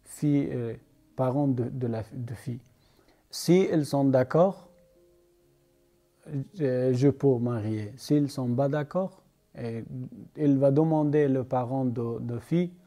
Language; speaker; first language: French; non-native, learner; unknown